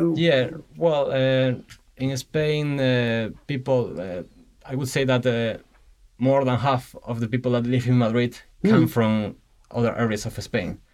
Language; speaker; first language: English; non-native, fluent; Spanish